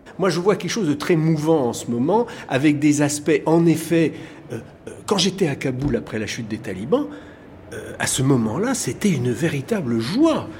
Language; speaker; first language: French; native; French